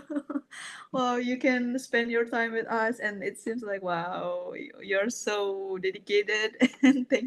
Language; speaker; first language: English; non-native, fluent; Indonesian